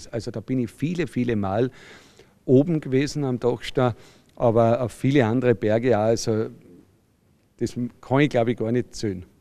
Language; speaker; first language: German; native; German